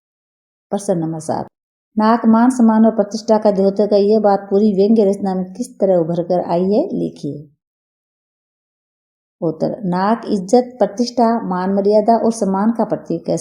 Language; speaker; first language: Hindi; native; Hindi